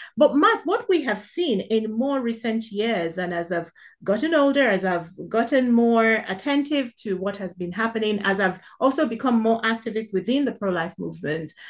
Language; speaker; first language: English; non-native, local second language; Igbo